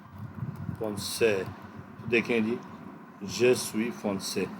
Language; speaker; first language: French; non-native, fluent; Urdu